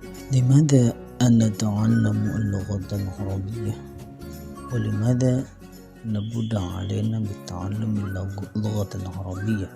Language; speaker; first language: Arabic; non-native, learner; Indonesian